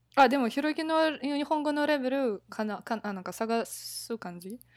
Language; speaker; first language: Japanese; non-native, learner; Russian